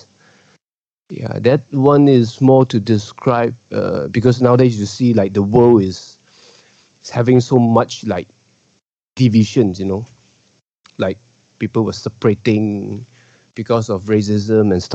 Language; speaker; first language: English; non-native, local second language; Cantonese